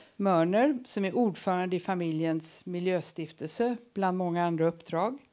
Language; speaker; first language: Swedish; early bilingual, other home language; English